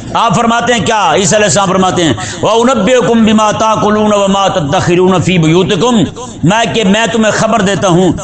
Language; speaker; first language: Urdu; native; Urdu